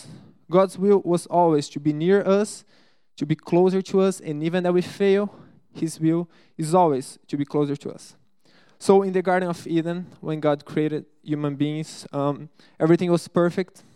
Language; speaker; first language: English; non-native, fluent; Portuguese